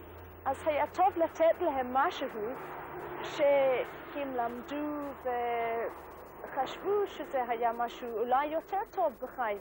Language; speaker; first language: Hebrew; non-native, learner; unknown